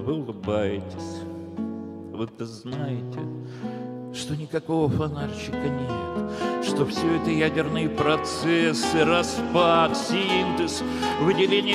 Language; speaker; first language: Russian; native; Russian